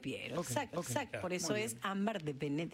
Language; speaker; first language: Spanish; native; Spanish